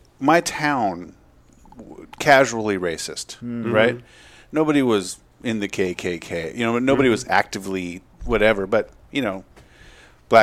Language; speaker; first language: English; native; English